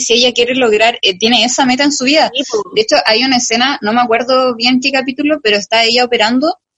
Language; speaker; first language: Spanish; native; Spanish